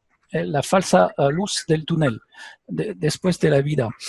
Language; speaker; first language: Spanish; non-native, learner; French